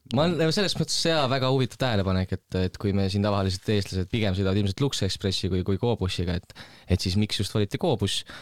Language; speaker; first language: Estonian; native; Estonian